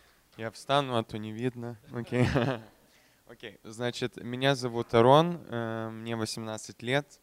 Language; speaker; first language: Russian; early bilingual, heritage; Russian